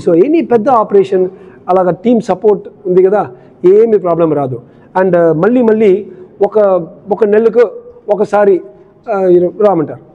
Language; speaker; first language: Telugu; non-native, learner; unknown